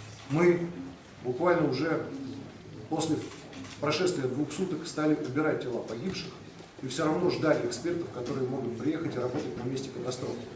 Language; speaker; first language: Russian; native; Russian